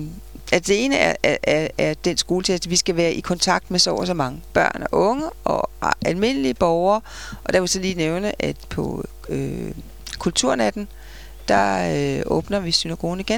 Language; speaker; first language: Danish; native; Danish